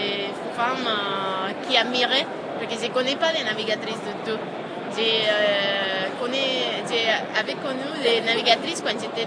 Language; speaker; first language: French; non-native, fluent; Spanish